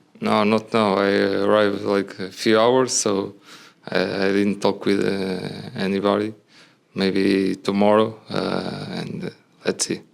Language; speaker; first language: English; non-native, learner; Portuguese